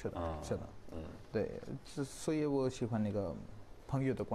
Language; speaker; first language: Chinese; non-native, learner; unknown